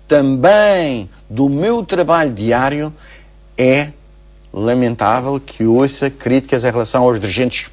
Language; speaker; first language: Portuguese; native; Portuguese